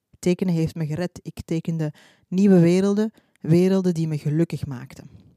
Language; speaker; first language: Dutch; early bilingual, other home language; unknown